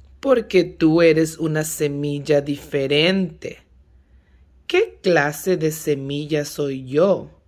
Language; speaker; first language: Spanish; early bilingual, heritage; Spanish